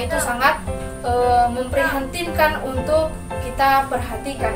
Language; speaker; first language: Indonesian; non-native, local second language; Nias